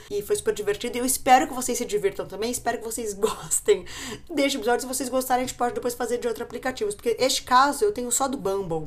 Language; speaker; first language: Portuguese; native; Portuguese